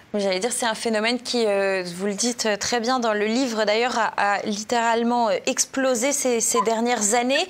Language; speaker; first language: French; native; French